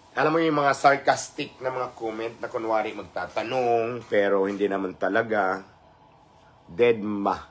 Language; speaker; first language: Filipino; non-native, local second language; Cebuano